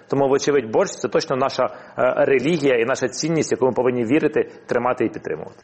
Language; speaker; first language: Ukrainian; non-native, local second language; Russian